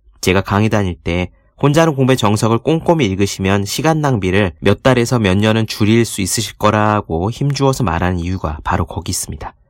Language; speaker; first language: Korean; native; Korean